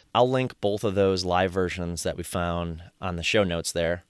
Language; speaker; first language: English; native; English